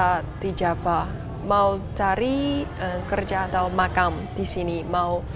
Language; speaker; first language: Indonesian; non-native, learner; Chinese